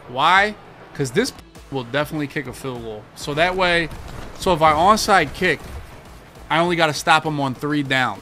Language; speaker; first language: English; native; English